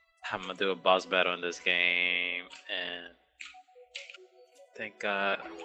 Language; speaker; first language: English; early bilingual, other home language; Spanish